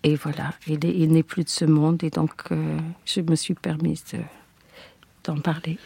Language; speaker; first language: French; non-native, fluent; English